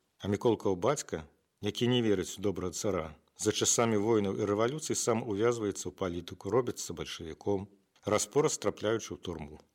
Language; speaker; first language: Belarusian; native; Belarusian